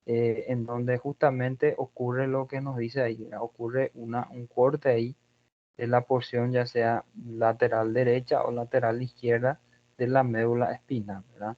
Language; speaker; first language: Spanish; non-native, fluent; Portuguese